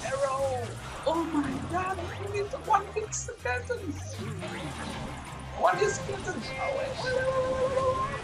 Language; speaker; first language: English; non-native, learner; Vietnamese